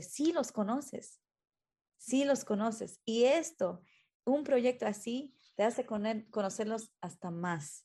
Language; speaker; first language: Spanish; early bilingual, heritage; Spanish